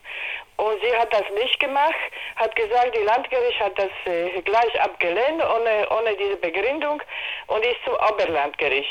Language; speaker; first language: German; non-native, learner; Polish